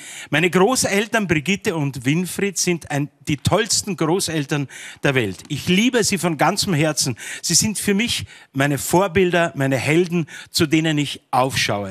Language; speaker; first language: German; native; German